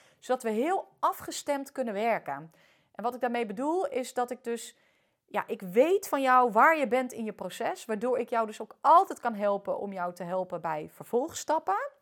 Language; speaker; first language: Dutch; early bilingual, other home language; French